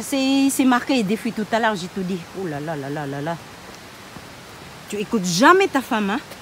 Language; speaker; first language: French; non-native, learner; Cebuano